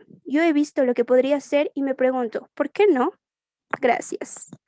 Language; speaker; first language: Spanish; native; Spanish